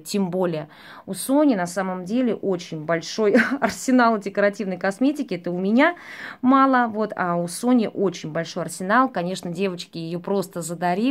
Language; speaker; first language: Russian; native; Russian